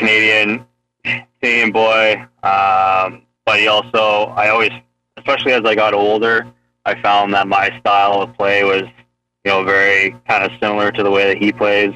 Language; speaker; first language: English; native; English